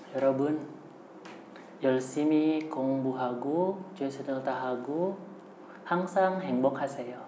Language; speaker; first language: Korean; non-native, fluent; Indonesian